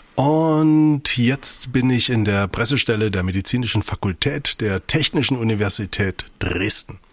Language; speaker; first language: German; native; German